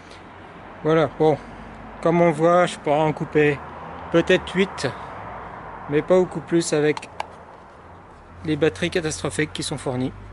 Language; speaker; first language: French; native; French